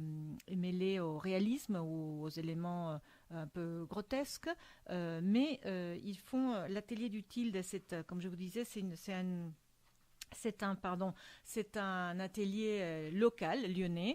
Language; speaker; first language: French; non-native, fluent; Spanish